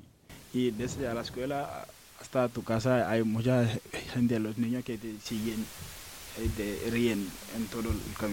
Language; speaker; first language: Spanish; non-native, learner; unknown